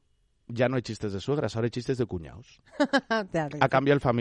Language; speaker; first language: Spanish; native; Spanish